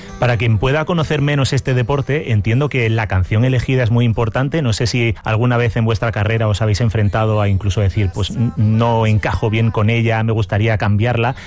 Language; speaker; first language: Spanish; native; Spanish